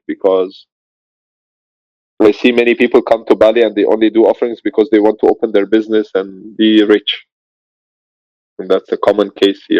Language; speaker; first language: English; non-native, fluent; Arabic